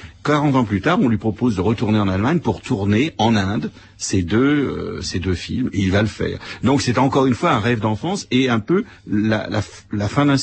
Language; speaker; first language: French; native; French